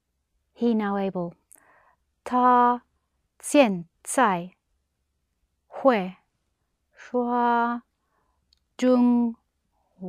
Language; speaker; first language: Chinese; non-native, learner; English